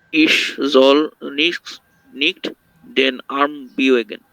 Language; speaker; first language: German; non-native, learner; Bangla